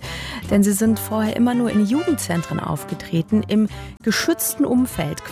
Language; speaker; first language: German; native; German